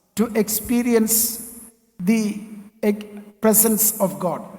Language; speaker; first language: English; non-native, local second language; Malayalam